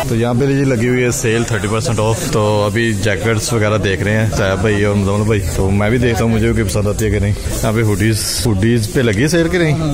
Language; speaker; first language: Urdu; non-native, local second language; Punjabi